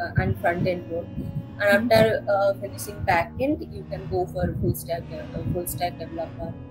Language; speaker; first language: English; non-native, local second language; Bangla